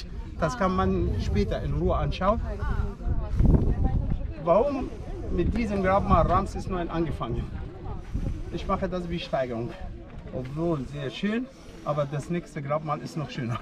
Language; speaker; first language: German; non-native, fluent; Arabic